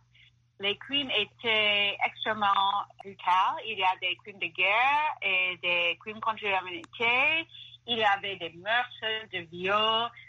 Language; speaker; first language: French; non-native, fluent; English